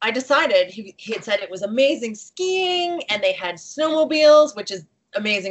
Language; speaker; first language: English; native; English